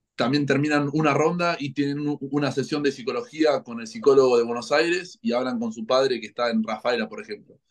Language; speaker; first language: Spanish; native; Spanish